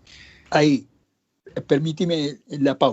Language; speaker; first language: Spanish; native; Spanish